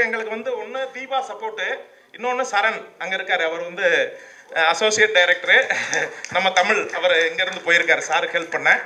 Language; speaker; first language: Tamil; native; Tamil